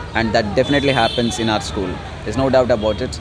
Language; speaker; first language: English; non-native, local second language; Telugu